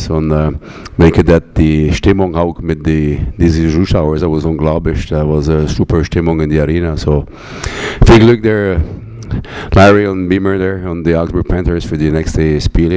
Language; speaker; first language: German; non-native, learner; French